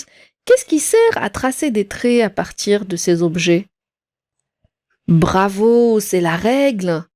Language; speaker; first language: French; non-native, local second language; Arabic